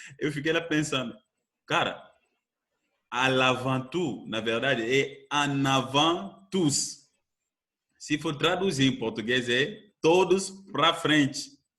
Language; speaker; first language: Portuguese; non-native, fluent; French